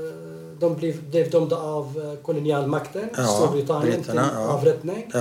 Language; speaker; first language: Swedish; non-native, fluent; Arabic